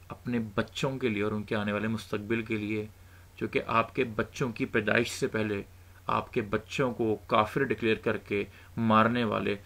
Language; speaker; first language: Urdu; native; Urdu